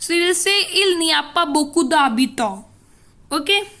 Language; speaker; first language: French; non-native, learner; Hindi